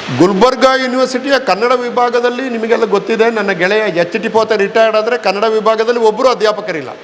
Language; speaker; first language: Kannada; native; Kannada